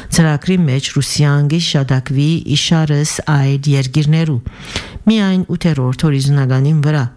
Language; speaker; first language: Armenian; early bilingual, heritage; Armenian